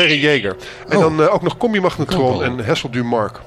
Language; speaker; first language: Dutch; native; Dutch